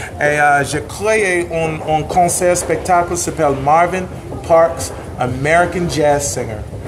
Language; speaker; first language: French; non-native, learner; English